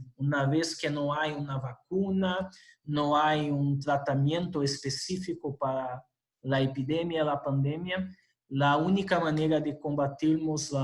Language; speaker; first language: Spanish; non-native, fluent; Portuguese